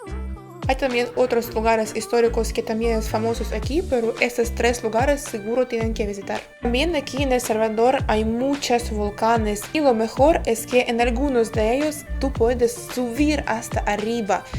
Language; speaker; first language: Spanish; non-native, fluent; Ukrainian